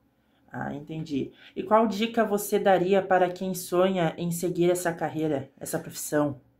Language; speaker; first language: Portuguese; native; Portuguese